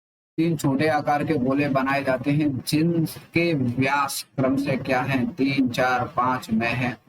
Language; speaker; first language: Hindi; native; Hindi